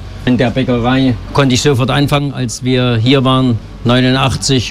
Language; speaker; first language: German; native; German